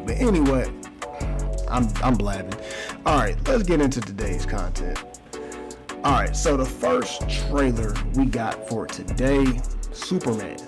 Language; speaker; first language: English; native; English